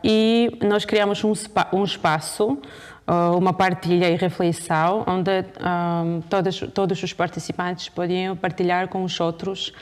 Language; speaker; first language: Portuguese; non-native, fluent; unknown